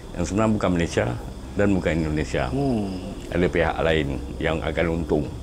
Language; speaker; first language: Malay; native; Malay